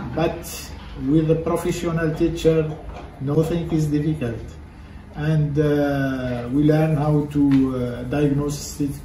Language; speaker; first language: English; non-native, fluent; French